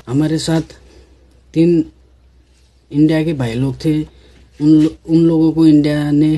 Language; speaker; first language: Hindi; non-native, learner; Nepali